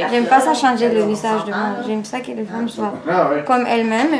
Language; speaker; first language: French; non-native, fluent; Spanish